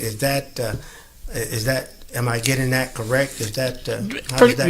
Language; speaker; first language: English; native; English